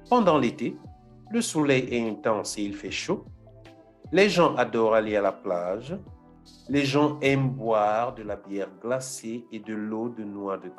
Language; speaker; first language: French; non-native, fluent; Portuguese